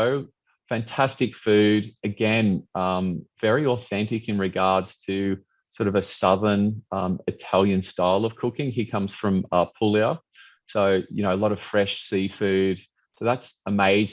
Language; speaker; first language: English; native; English